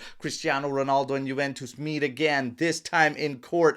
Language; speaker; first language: English; native; English